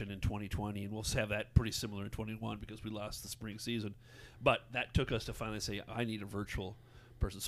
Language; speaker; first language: English; native; English